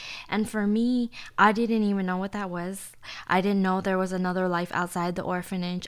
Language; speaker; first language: English; early bilingual, other home language; Chinese